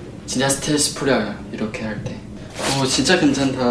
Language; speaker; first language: Korean; non-native, fluent; Chinese